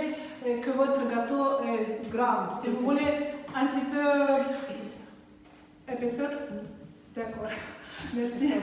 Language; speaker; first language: French; non-native, learner; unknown